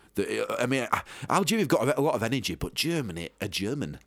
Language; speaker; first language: English; native; English